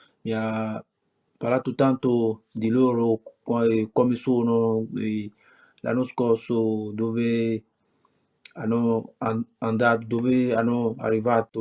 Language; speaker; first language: Italian; non-native, learner; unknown